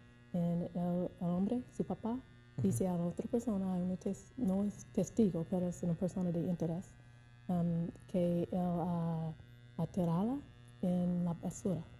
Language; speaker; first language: Spanish; non-native, learner; English